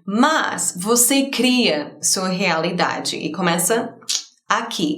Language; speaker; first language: Portuguese; non-native, fluent; English